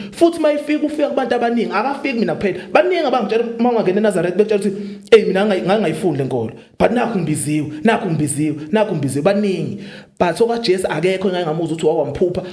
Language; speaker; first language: Zulu; native; Zulu